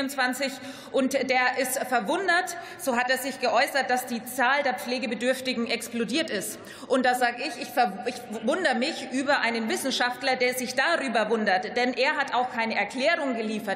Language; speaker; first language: German; native; German